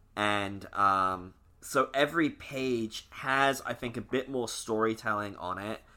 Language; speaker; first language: English; native; English